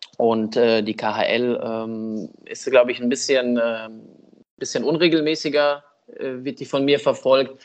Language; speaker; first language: German; early bilingual, other home language; Russian